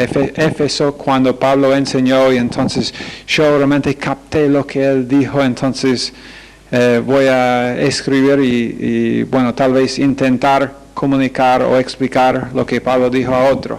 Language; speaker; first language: Spanish; non-native, fluent; English